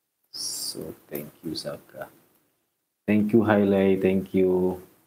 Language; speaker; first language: English; non-native, learner; Indonesian